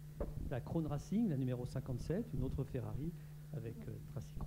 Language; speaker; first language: French; native; French